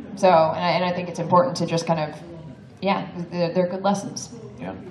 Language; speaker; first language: English; native; English